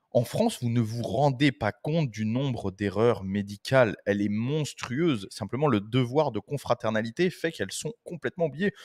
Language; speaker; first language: French; native; French